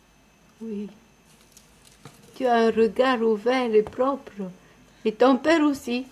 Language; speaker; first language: French; non-native, local second language; Russian